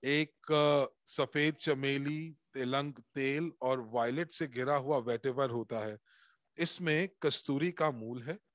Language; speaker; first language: Hindi; native; Hindi